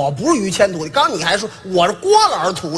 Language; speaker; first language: Chinese; native; Chinese